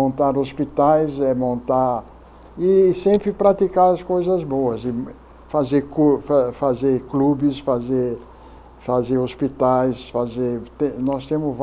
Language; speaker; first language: Portuguese; early bilingual, other home language; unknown